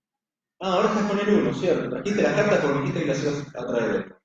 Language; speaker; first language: Spanish; native; Spanish